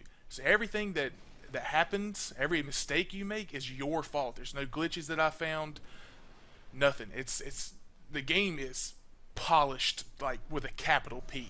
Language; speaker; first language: English; native; English